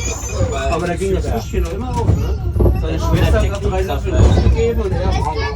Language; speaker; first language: German; native; German